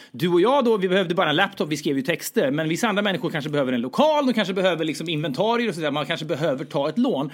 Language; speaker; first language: Swedish; native; Swedish